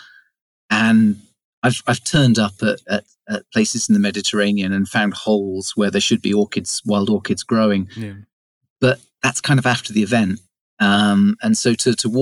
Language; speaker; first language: English; native; English